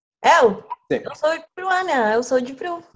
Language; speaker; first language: Portuguese; non-native, learner; Spanish